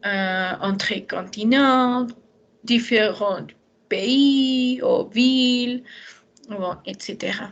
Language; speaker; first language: French; non-native, learner; Spanish